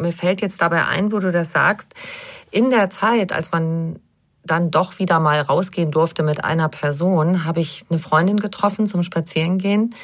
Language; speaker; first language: German; native; German